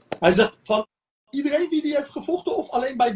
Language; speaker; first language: Dutch; early bilingual, other home language; Turkish